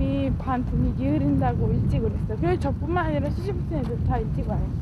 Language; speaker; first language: Korean; early bilingual, other home language; Italian